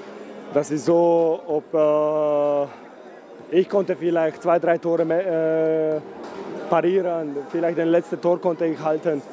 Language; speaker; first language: German; non-native, fluent; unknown